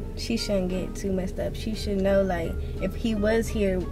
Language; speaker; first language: English; native; English